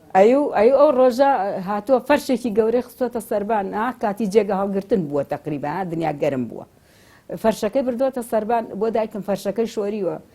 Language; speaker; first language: Central Kurdish; native; Central Kurdish